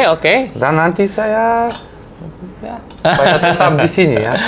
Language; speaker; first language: Indonesian; non-native, fluent; Polish